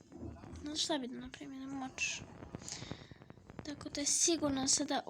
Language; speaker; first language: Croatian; early bilingual, heritage; Croatian